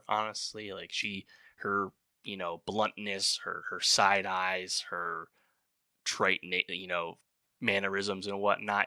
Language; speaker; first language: English; native; English